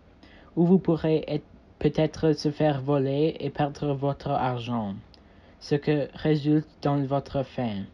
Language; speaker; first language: French; non-native, learner; English